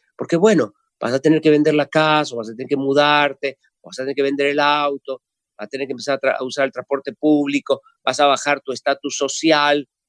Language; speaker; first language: Spanish; native; Spanish